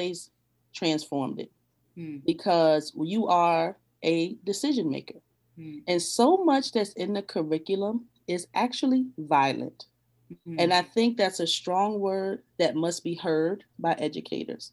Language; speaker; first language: English; native; English